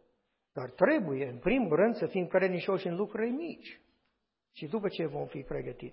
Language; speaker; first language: Romanian; non-native, fluent; English